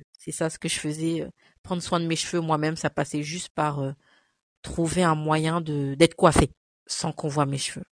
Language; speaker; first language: French; early bilingual, other home language; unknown